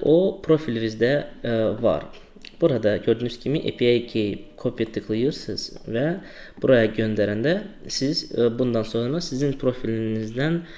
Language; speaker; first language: Turkish; non-native, learner; Azerbaijani